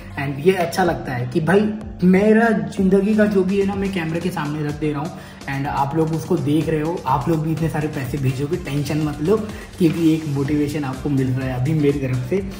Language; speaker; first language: Hindi; native; Hindi